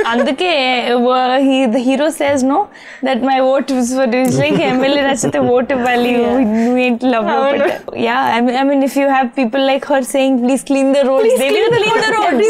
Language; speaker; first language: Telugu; non-native, learner; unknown